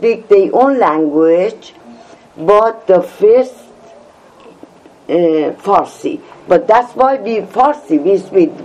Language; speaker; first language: English; non-native, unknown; Persian